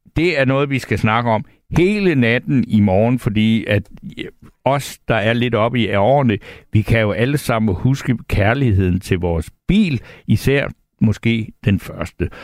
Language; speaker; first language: Danish; native; Danish